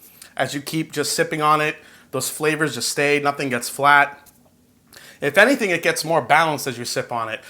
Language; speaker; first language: English; native; English